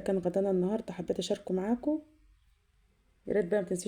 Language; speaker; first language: Arabic; native; Arabic